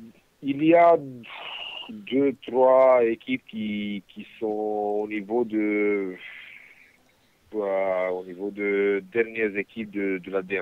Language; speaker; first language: French; non-native, fluent; Romanian